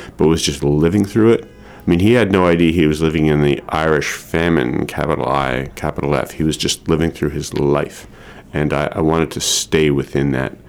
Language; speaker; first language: English; native; English